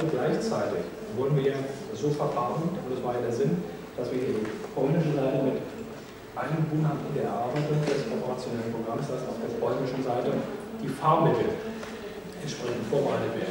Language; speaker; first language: German; native; German